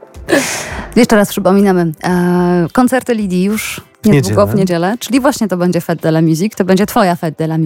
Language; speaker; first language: Polish; native; Polish